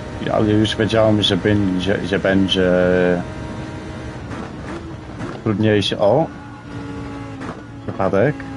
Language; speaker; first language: Polish; early bilingual, heritage; Polish